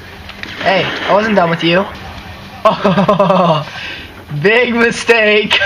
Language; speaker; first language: English; native; English